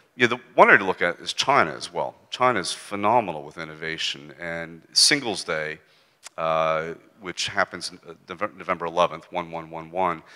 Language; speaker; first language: English; native; English